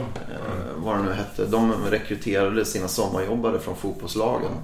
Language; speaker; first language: Swedish; native; Swedish